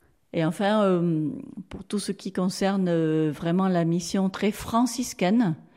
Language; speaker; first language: French; native; French